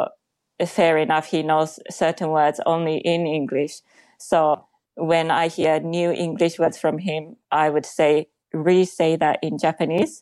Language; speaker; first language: English; non-native, fluent; Japanese